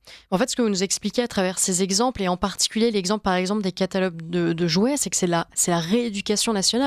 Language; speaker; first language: French; native; French